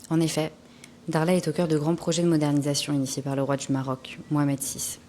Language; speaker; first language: French; native; French